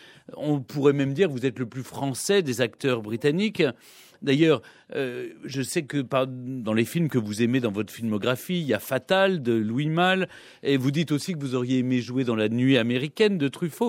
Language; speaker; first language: French; native; French